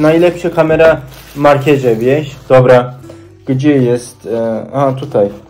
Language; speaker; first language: Polish; non-native, learner; Turkish